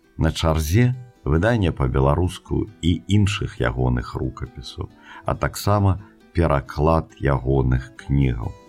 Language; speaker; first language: Belarusian; native; Belarusian